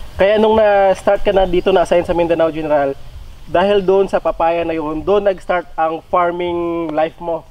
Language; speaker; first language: Filipino; native; Filipino